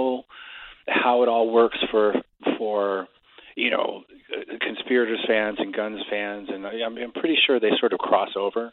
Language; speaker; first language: English; native; English